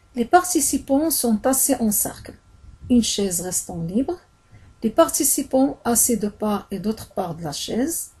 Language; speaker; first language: French; non-native, local second language; Arabic